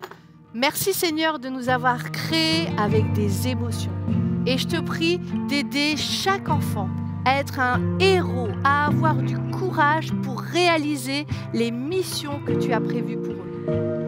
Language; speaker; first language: French; native; French